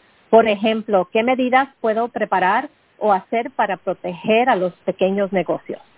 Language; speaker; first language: Spanish; early bilingual, heritage; Spanish